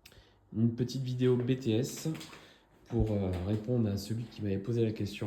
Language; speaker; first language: French; native; French